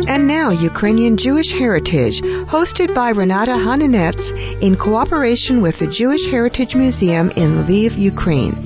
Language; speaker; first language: English; early bilingual, other home language; Ukrainian